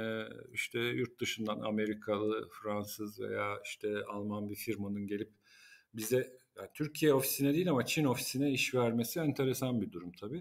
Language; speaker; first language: Turkish; native; Turkish